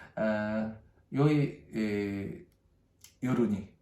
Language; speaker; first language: Japanese; non-native, fluent; Korean